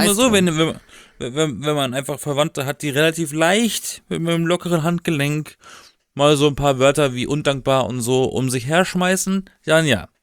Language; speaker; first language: German; native; German